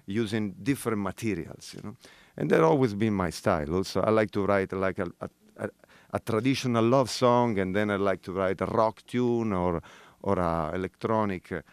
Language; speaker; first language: English; non-native, fluent; Italian